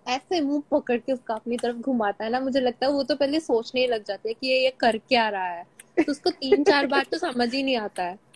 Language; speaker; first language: Hindi; native; Hindi